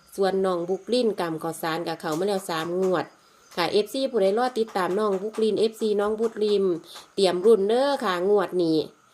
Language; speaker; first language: Thai; native; Thai